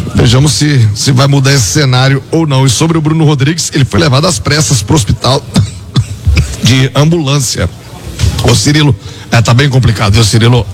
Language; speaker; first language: Portuguese; native; Portuguese